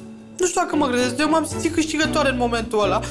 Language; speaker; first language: Romanian; native; Romanian